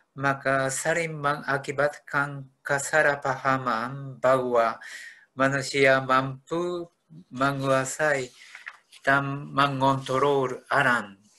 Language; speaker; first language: Indonesian; non-native, fluent; Japanese